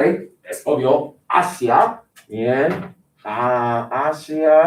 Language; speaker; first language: Spanish; non-native, fluent; English